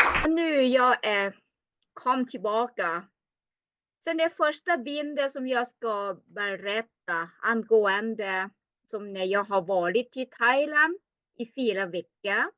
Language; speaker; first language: Swedish; non-native, learner; Thai